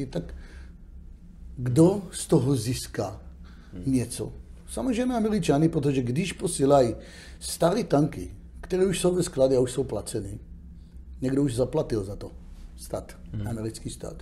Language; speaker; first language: Czech; non-native, fluent; Hebrew